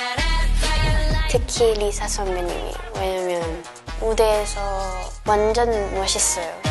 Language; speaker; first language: Korean; non-native, learner; Thai